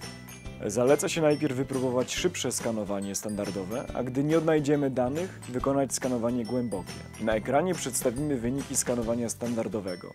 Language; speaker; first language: Polish; native; Polish